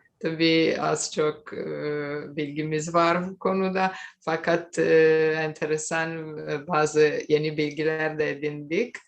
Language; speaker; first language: Turkish; non-native, fluent; Serbian